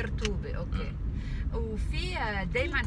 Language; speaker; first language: Arabic; native; Arabic